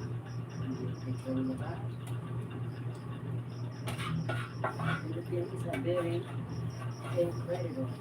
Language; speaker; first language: English; non-native, local second language; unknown